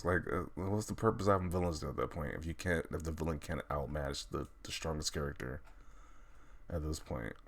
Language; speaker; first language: English; native; English